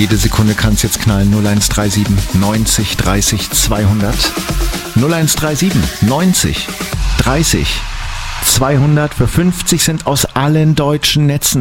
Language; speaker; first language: German; native; German